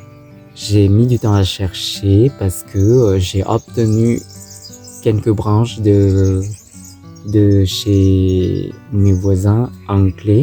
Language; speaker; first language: French; non-native, fluent; Thai